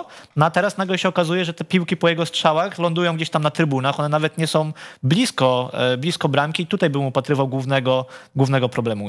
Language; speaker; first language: Polish; native; Polish